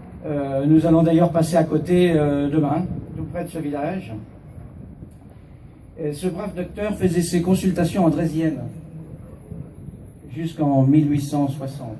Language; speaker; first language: French; native; French